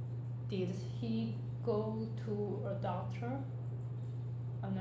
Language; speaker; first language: English; non-native, learner; Chinese